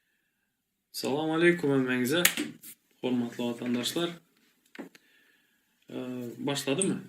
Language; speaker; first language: Turkish; non-native, learner; Turkmen